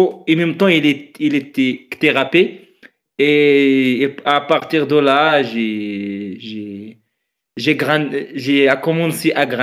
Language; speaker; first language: French; non-native, learner; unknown